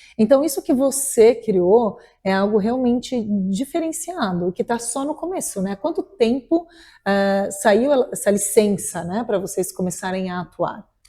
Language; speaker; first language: Portuguese; native; Portuguese